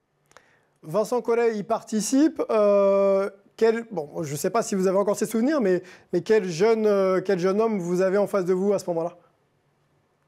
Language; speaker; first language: French; native; French